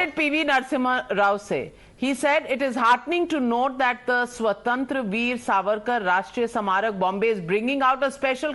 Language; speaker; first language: English; non-native, local second language; Hindi